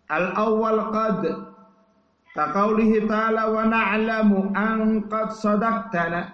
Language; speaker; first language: Arabic; non-native, learner; Indonesian